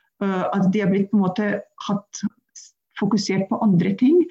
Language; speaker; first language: Norwegian; non-native, fluent; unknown